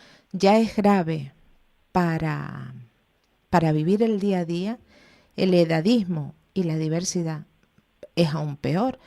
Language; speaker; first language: Spanish; native; Spanish